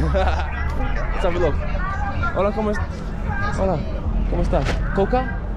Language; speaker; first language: Spanish; non-native, learner; English